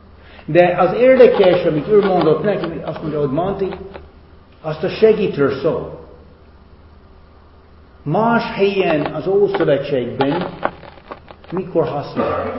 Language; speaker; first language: Hungarian; non-native, fluent; English